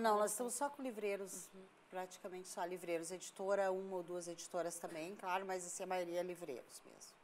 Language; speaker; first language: Portuguese; native; Portuguese